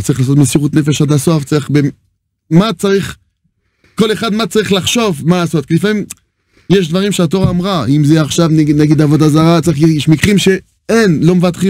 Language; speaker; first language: Hebrew; non-native, fluent; French